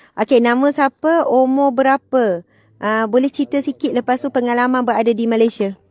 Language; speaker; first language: Malay; native; Malay